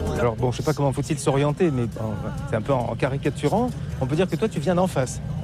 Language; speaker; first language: French; native; French